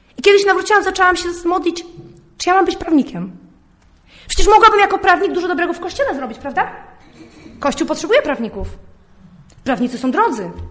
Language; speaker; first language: Polish; early bilingual, heritage; Polish